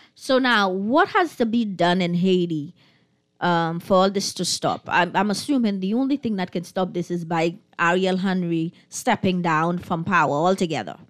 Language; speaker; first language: English; non-native, fluent; Haitian Creole